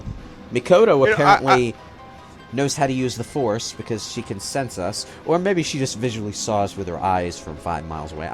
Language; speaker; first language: English; native; English